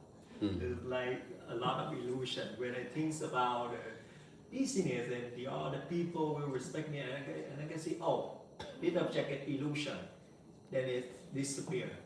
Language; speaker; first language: English; non-native, learner; Vietnamese